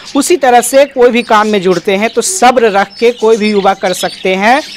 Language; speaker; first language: Hindi; native; Hindi